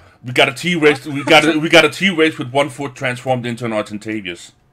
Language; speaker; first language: English; non-native, fluent; Danish